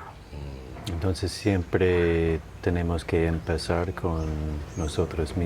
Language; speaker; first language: Spanish; non-native, fluent; English